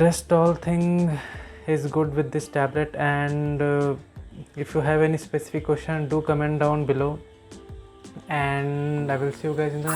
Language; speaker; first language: English; non-native, local second language; Hindi